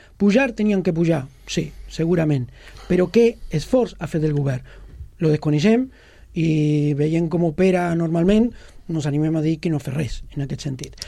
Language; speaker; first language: Catalan; non-native, local second language; Spanish